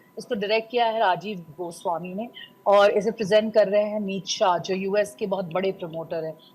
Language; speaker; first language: Hindi; non-native, local second language; Bhojpuri